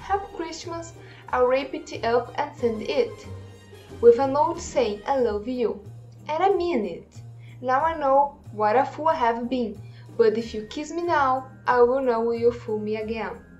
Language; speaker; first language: English; non-native, fluent; Portuguese